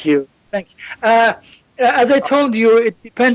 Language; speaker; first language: English; non-native, learner; Persian